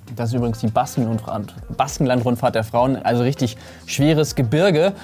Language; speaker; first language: German; native; German